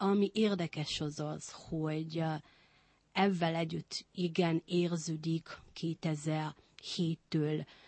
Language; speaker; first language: Hungarian; non-native, fluent; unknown